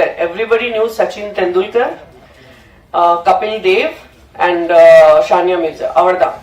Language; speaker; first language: Tamil; non-native, learner; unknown